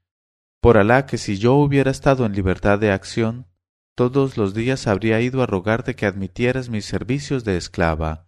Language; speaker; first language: Spanish; native; Spanish